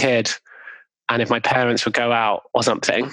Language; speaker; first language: English; native; English